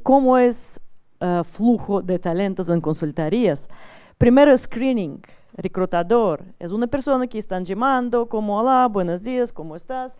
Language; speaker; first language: Spanish; non-native, learner; Russian